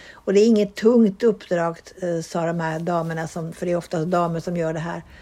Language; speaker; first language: Swedish; native; Swedish